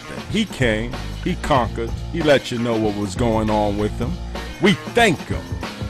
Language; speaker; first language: English; native; English